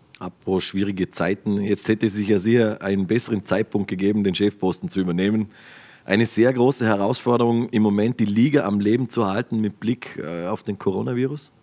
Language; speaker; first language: German; native; German